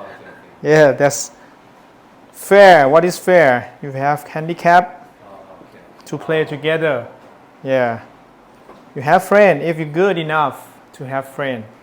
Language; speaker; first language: English; non-native, learner; Thai